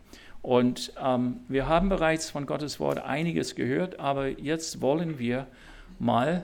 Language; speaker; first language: German; non-native, fluent; English